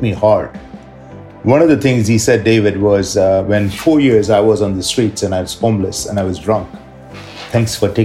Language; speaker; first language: English; non-native, local second language; Tamil